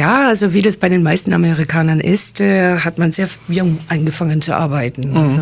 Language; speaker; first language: German; non-native, fluent; English